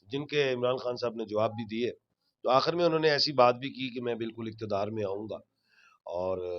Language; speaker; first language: Urdu; non-native, local second language; Punjabi